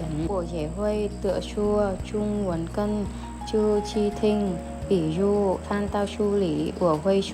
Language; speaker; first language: Chinese; non-native, learner; Vietnamese